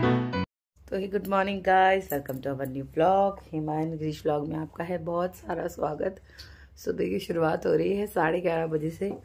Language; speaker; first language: Hindi; native; Hindi